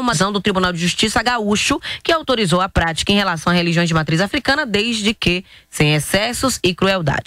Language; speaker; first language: Portuguese; native; Portuguese